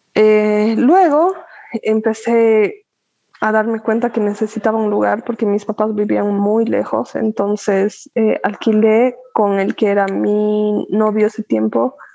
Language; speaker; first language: Spanish; native; Spanish